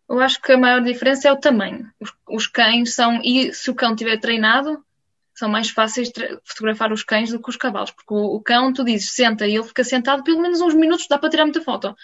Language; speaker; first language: Portuguese; early bilingual, heritage; Portuguese